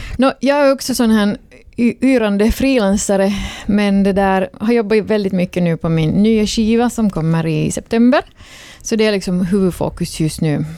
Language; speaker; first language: Swedish; native; Swedish